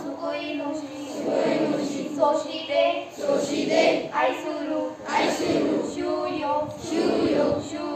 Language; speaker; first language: Japanese; non-native, learner; Marathi